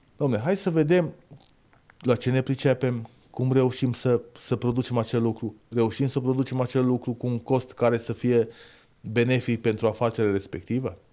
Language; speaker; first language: Romanian; native; Romanian